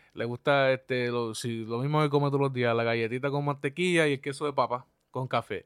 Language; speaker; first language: Spanish; early bilingual, other home language; English